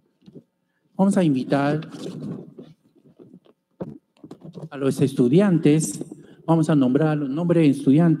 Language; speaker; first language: Spanish; non-native, fluent; Chinese